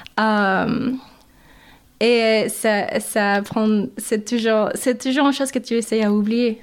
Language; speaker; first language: French; non-native, fluent; English